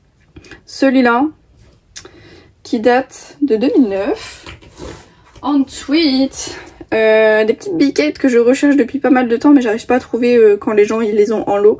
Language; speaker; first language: French; native; French